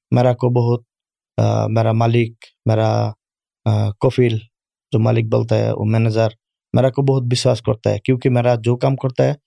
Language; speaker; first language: Urdu; non-native, learner; Bangla